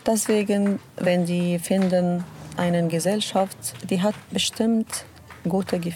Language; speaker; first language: German; non-native, learner; Arabic